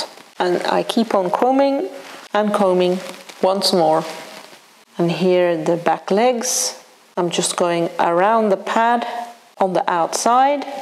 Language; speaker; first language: English; non-native, fluent; Dutch